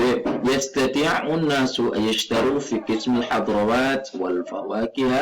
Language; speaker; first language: Arabic; non-native, fluent; Indonesian